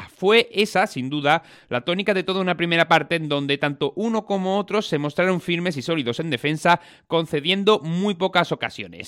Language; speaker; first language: Spanish; native; Spanish